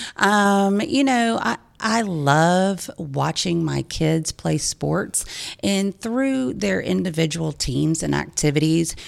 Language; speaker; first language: English; native; English